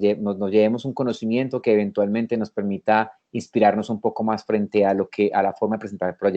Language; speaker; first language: Spanish; native; Spanish